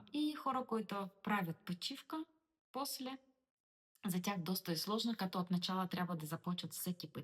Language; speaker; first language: Bulgarian; non-native, learner; Russian